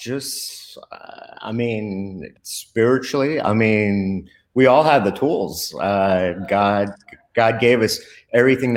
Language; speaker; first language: English; early bilingual, other home language; Spanish